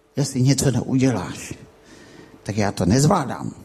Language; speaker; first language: Czech; non-native, fluent; Akan